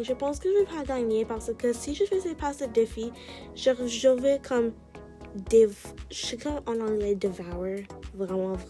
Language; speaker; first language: French; non-native, learner; English